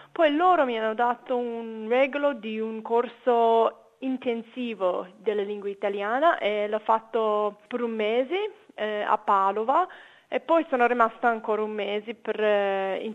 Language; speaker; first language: Italian; non-native, fluent; English